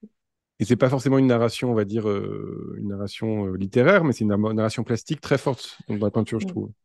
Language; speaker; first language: French; native; French